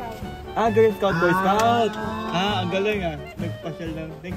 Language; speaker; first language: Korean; non-native, learner; Filipino